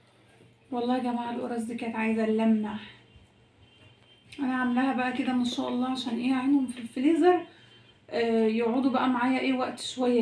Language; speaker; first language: Arabic; native; Arabic